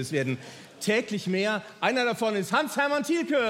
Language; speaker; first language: German; non-native, fluent; English